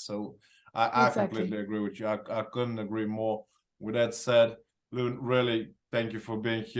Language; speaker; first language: English; non-native, fluent; Bulgarian